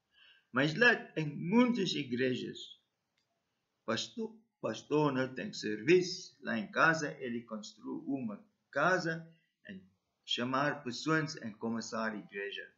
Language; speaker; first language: Portuguese; non-native, learner; English